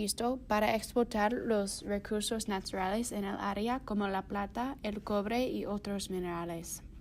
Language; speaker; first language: Spanish; non-native, fluent; English